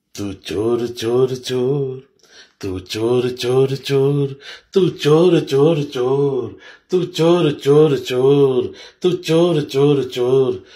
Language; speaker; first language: Urdu; non-native, local second language; Punjabi